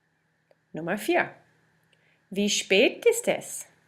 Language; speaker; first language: German; non-native, fluent; English